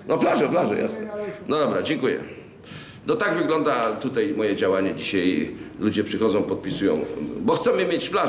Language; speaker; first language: Polish; native; Polish